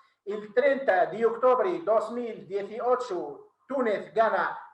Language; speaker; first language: Spanish; non-native, fluent; Arabic